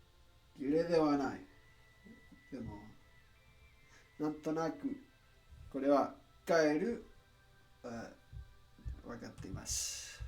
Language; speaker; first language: Japanese; non-native, learner; Spanish